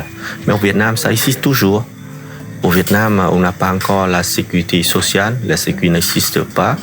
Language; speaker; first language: French; non-native, fluent; Vietnamese